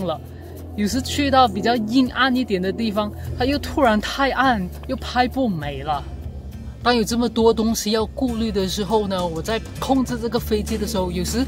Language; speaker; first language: Chinese; native; Chinese